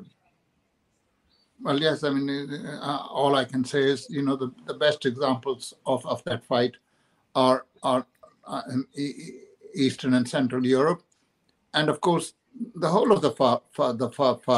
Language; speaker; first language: English; non-native, local second language; Punjabi